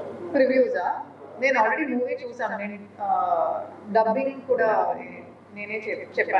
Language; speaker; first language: Telugu; non-native, local second language; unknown